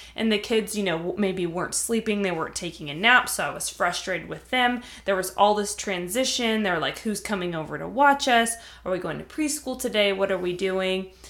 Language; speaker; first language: English; native; English